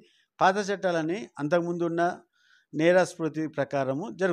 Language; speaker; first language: Telugu; native; Telugu